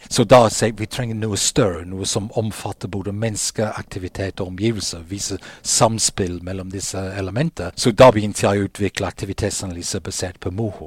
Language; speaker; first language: Norwegian; non-native, fluent; English